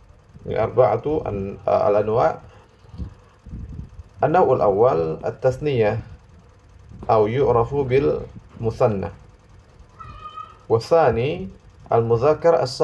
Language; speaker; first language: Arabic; non-native, fluent; Indonesian